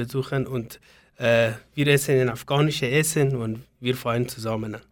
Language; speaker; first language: German; non-native, learner; Persian